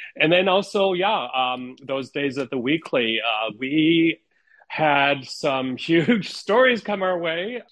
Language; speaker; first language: English; non-native, fluent; Ukrainian